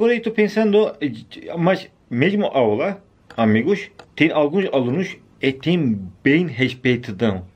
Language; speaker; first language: Portuguese; non-native, learner; Turkish